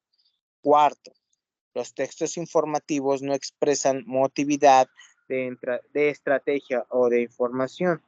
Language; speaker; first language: Spanish; native; Spanish